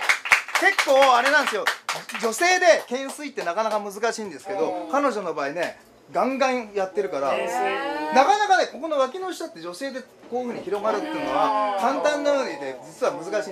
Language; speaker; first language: Japanese; native; Japanese